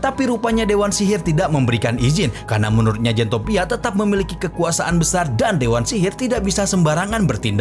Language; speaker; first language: Indonesian; native; Indonesian